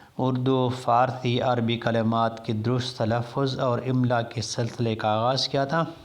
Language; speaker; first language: Urdu; non-native, local second language; Pashto